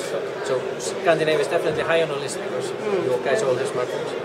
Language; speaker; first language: English; non-native, fluent; Icelandic